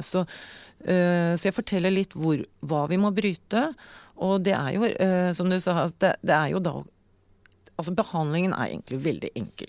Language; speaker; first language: Norwegian; native; Norwegian